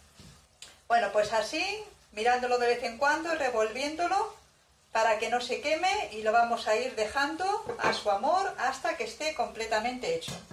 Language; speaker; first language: Spanish; native; Spanish